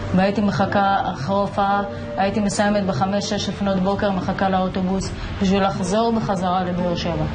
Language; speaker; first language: Hebrew; native; Hebrew